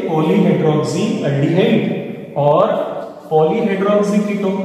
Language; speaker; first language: Hindi; non-native, local second language; Marathi